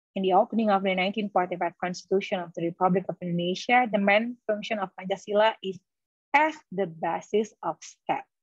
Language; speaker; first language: English; non-native, fluent; Indonesian